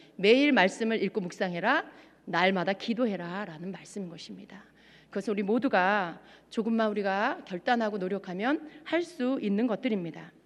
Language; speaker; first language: Korean; native; Korean